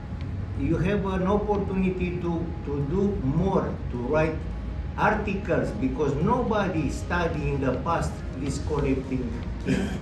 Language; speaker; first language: English; non-native, learner; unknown